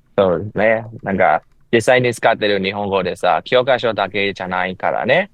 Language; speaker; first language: Japanese; non-native, fluent; Burmese